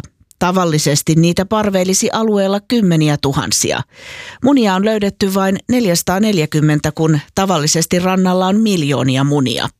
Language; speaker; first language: Finnish; native; Finnish